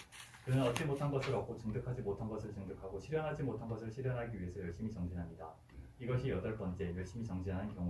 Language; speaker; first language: Korean; native; Korean